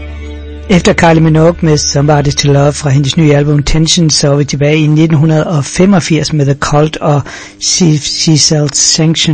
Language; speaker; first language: Danish; native; Danish